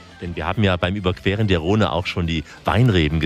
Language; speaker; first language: German; native; German